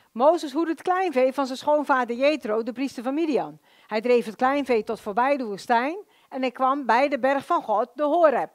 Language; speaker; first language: Dutch; native; Dutch